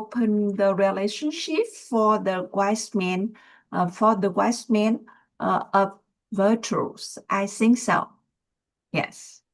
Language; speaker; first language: English; non-native, learner; Vietnamese